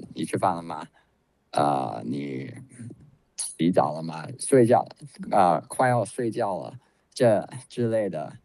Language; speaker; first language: Chinese; non-native, fluent; English